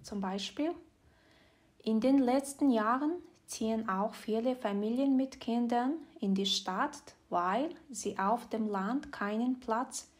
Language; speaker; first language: German; non-native, fluent; Mongolian